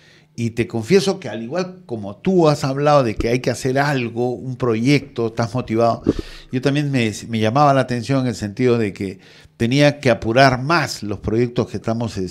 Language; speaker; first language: Spanish; native; Spanish